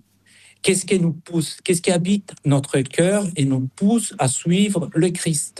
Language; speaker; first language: French; non-native, fluent; Spanish